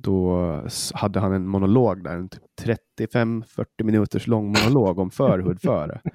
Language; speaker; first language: Swedish; native; Swedish